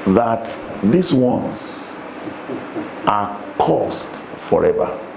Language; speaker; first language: English; non-native, local second language; Yoruba